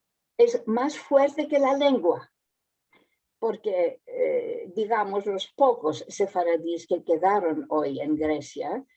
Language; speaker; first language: Spanish; early bilingual, heritage; Ladino